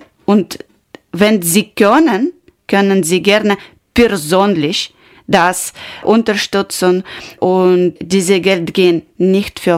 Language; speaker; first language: German; non-native, learner; Ukrainian